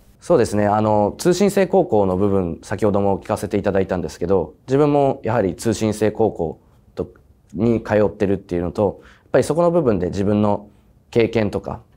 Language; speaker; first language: Japanese; native; Japanese